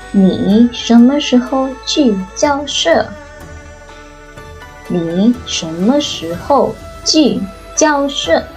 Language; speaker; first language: Chinese; non-native, fluent; Indonesian